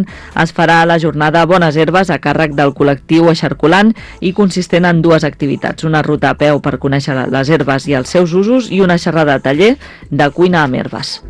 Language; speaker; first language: Catalan; native; Catalan